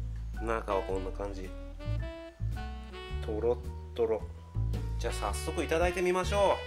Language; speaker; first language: Japanese; native; Japanese